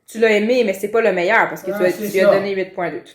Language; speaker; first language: French; native; French